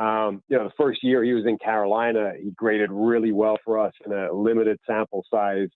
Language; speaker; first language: English; native; English